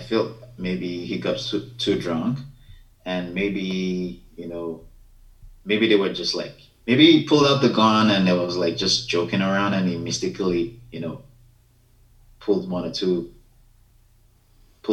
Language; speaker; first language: English; non-native, local second language; Yoruba